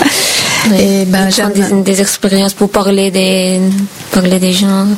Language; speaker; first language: French; non-native, learner; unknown